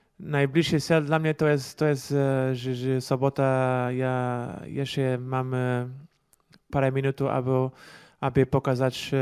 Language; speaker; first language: Polish; non-native, learner; Portuguese